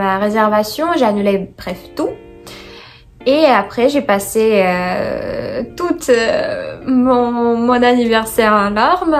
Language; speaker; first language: French; non-native, fluent; Russian